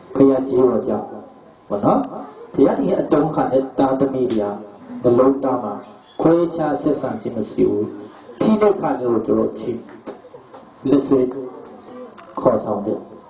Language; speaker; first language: Burmese; non-native, local second language; Hakha Chin